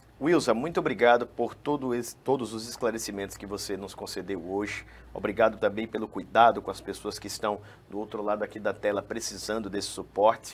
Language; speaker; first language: Portuguese; native; Portuguese